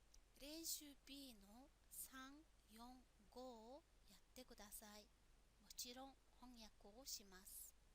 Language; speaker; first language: Japanese; non-native, fluent; Mongolian